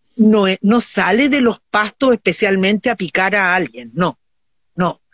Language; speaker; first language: Spanish; native; Spanish